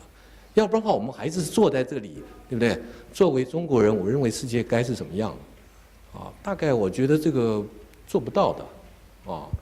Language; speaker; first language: Chinese; native; Chinese